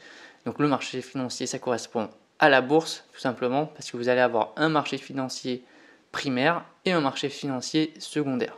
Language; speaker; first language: French; native; French